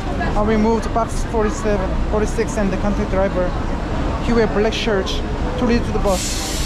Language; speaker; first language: English; non-native, learner; Korean